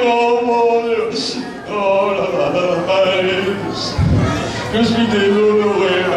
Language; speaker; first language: French; native; French